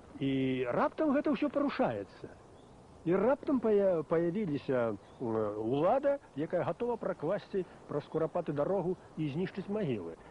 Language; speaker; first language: Belarusian; native; Belarusian